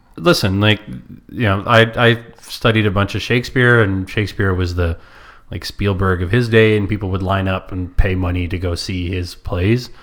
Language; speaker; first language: English; non-native, local second language; French